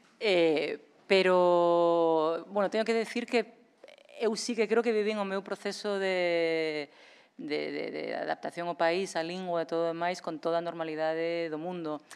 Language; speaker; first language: Galician; non-native, local second language; Spanish